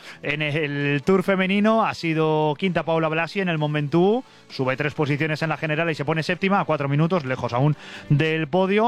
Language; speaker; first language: Spanish; native; Spanish